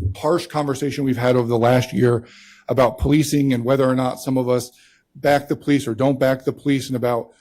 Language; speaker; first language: English; native; English